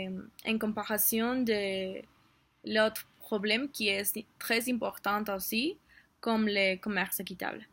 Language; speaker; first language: French; non-native, learner; Spanish